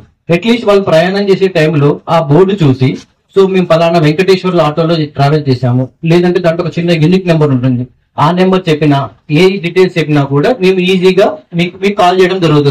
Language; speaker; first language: Telugu; native; Telugu